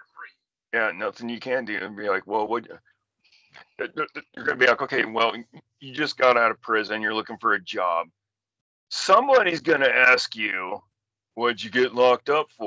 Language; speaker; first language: English; native; English